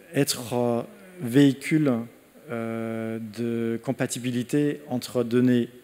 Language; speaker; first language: French; non-native, fluent; Danish